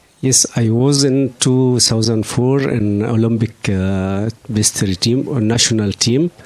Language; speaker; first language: English; non-native, learner; Arabic